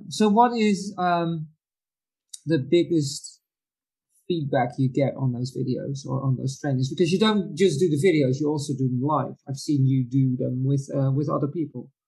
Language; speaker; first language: English; non-native, fluent; Dutch